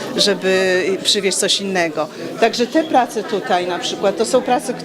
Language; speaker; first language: Polish; native; Polish